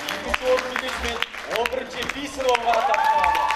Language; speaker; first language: Kazakh; native; Kazakh